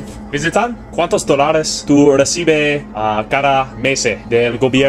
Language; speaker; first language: Spanish; non-native, learner; English